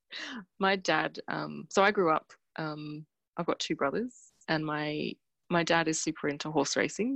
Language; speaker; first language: English; native; English